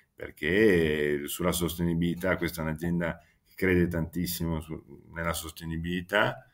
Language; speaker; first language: Italian; native; Italian